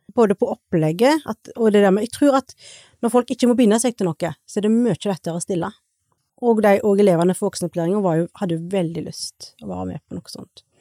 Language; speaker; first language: Norwegian; native; Norwegian